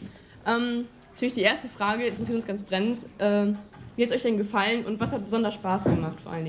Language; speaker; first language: German; native; German